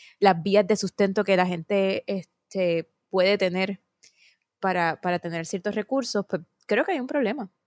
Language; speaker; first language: Spanish; native; Spanish